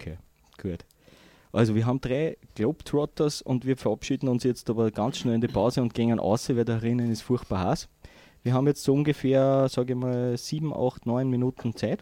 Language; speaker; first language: German; native; German